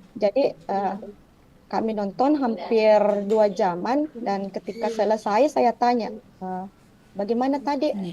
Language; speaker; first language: Indonesian; non-native, local second language; Buginese